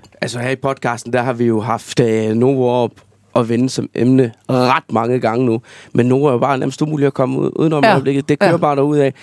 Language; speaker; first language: Danish; native; Danish